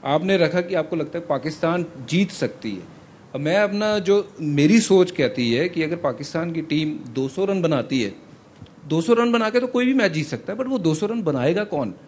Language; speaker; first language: Hindi; non-native, local second language; Punjabi